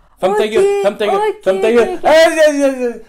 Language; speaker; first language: French; non-native, fluent; Russian